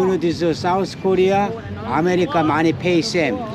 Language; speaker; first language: English; non-native, learner; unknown